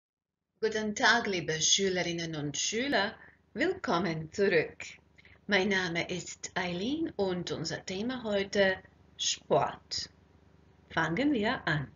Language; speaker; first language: German; non-native, fluent; Croatian